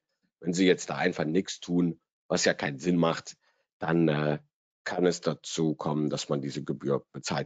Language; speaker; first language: German; native; German